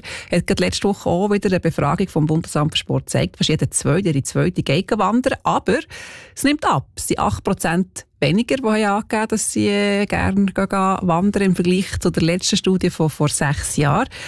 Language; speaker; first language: German; native; German